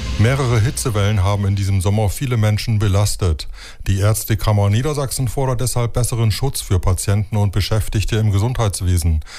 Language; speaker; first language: German; native; German